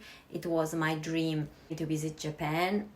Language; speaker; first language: English; non-native, fluent; Italian